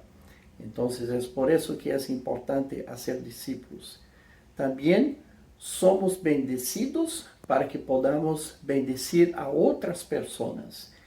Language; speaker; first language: Spanish; non-native, fluent; English